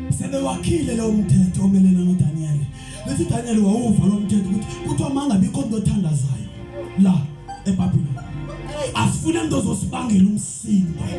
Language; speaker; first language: Zulu; non-native, local second language; Xhosa